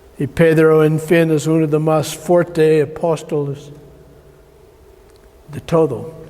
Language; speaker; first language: Spanish; non-native, learner; English